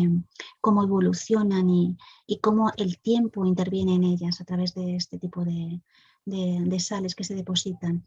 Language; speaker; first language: Spanish; native; Spanish